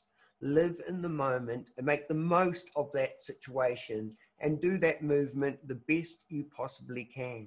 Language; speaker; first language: English; native; English